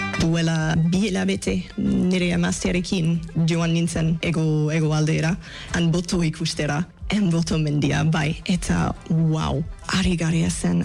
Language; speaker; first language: Basque; non-native, fluent; English